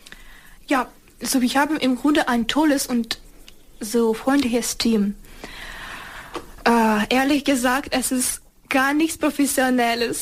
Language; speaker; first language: German; non-native, learner; Ukrainian